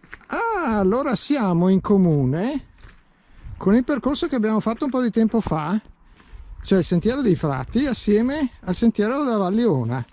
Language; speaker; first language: Italian; native; Italian